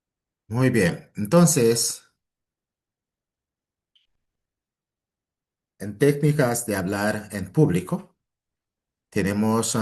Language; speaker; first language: Spanish; non-native, fluent; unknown